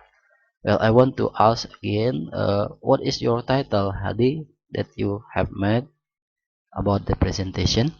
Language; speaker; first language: English; non-native, learner; Indonesian